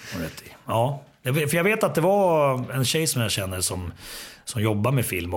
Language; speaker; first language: Swedish; early bilingual, other home language; Finnish